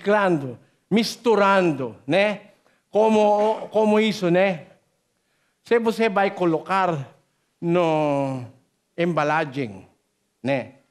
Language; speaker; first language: Portuguese; non-native, learner; Filipino